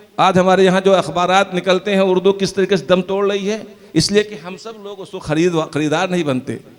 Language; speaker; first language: Urdu; native; Urdu